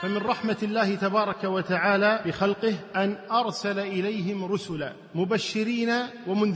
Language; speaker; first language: Arabic; native; Arabic